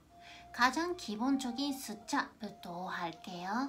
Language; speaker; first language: Korean; non-native, fluent; Japanese